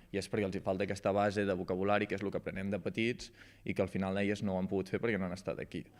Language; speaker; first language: Catalan; native; Catalan